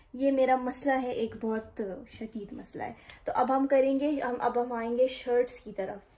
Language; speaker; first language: Urdu; native; Urdu